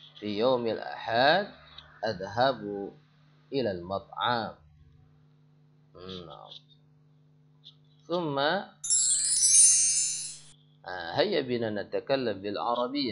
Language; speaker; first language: Arabic; non-native, fluent; Indonesian